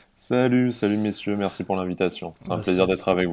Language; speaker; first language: French; native; French